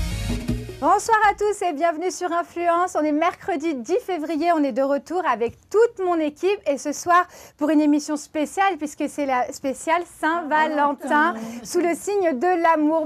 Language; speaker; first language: French; native; French